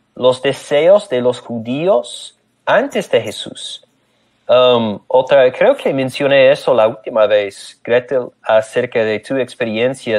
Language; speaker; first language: Spanish; non-native, fluent; English